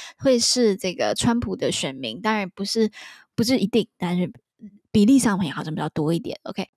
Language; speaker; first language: Chinese; native; Chinese